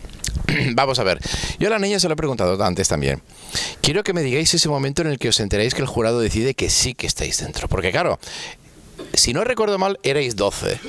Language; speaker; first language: Spanish; native; Spanish